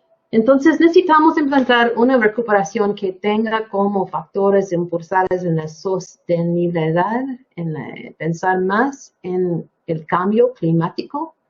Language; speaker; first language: Spanish; non-native, fluent; English